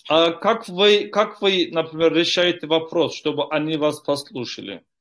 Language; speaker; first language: Russian; non-native, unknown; Turkish